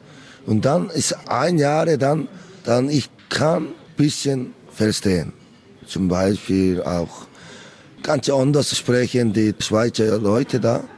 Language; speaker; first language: German; non-native, learner; Korean